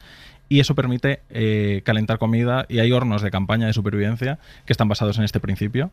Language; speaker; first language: Spanish; native; Spanish